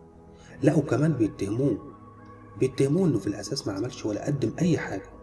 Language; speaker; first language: Arabic; native; Arabic